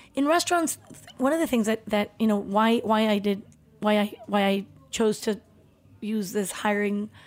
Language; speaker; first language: English; early bilingual, other home language; Spanish